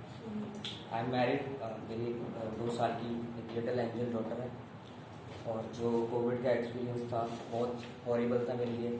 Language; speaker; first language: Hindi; native; Hindi